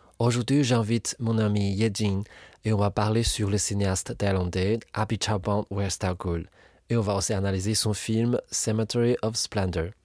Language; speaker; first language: French; non-native, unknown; Chinese